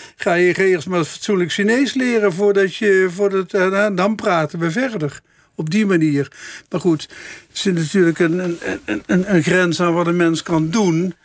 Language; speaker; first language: Dutch; native; Dutch